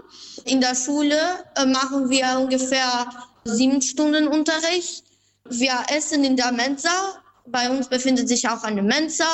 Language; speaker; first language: German; non-native, fluent; Albanian